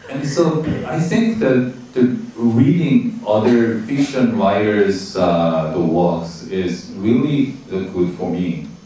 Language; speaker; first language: English; non-native, learner; Korean